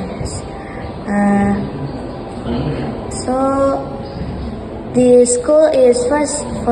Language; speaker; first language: English; non-native, learner; Indonesian